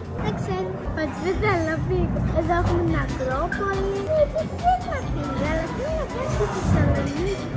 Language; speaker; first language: Greek; early bilingual, heritage; Greek